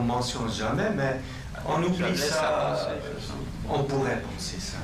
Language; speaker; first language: French; non-native, local second language; German